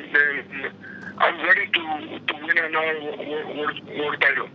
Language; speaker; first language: English; non-native, learner; Spanish